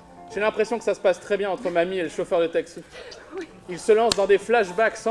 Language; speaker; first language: French; native; French